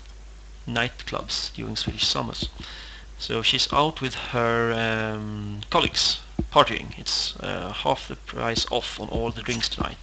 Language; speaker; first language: English; non-native, fluent; Swedish